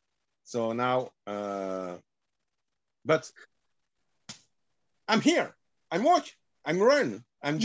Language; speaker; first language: English; non-native, learner; French